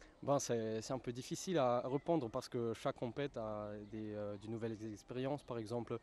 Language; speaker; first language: French; non-native, fluent; German